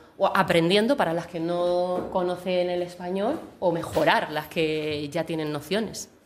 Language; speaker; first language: Spanish; native; Spanish